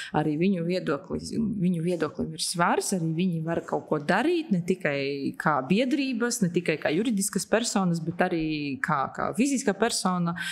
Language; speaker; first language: Latvian; native; Latvian